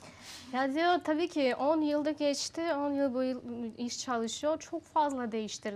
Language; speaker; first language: Turkish; non-native, learner; Russian